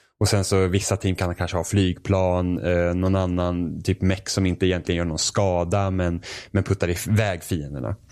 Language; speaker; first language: Swedish; native; Swedish